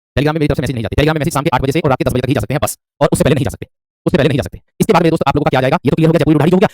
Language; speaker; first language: Hindi; native; Hindi